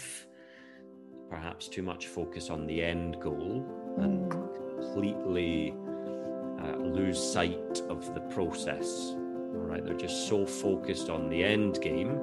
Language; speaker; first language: English; native; English